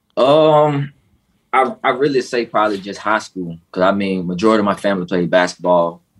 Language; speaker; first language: English; native; English